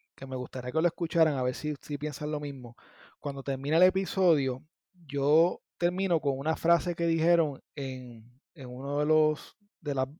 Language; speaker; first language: Spanish; native; Spanish